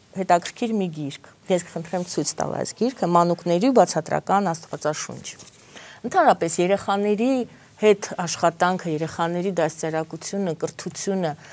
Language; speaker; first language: Armenian; native; Armenian